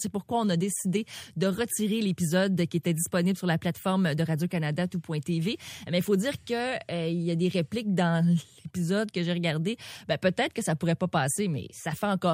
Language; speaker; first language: French; native; French